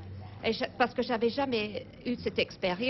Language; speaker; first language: French; non-native, learner; English